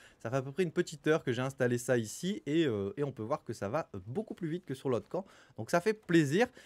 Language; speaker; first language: French; native; French